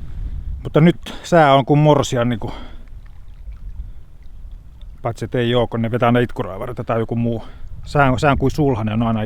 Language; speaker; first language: Finnish; native; Finnish